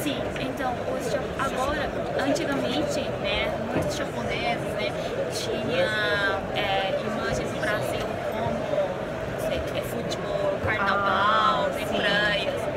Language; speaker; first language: Portuguese; non-native, learner; Japanese